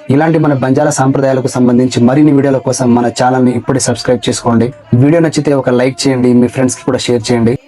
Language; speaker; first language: Telugu; non-native, local second language; Lambadi